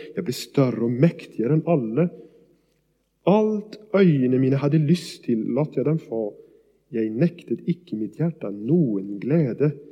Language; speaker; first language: Swedish; native; Swedish